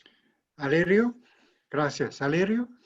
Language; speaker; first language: Spanish; non-native, fluent; English